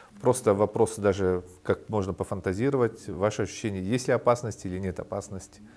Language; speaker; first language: Russian; native; Russian